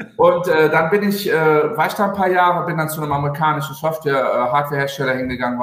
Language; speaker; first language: German; early bilingual, other home language; Turkish